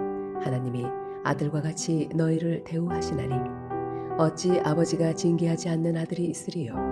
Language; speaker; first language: Korean; native; Korean